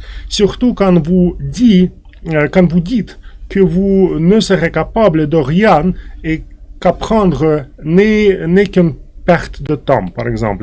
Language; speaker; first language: French; non-native, fluent; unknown